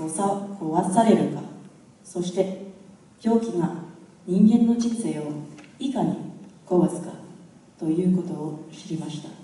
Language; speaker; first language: Japanese; non-native, fluent; English